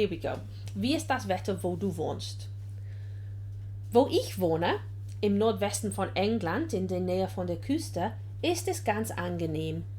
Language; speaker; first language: German; non-native, fluent; English